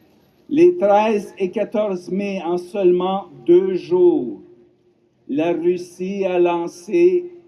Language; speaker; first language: French; non-native, local second language; Ukrainian